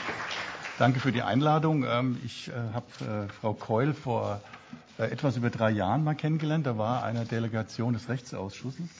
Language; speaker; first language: German; native; German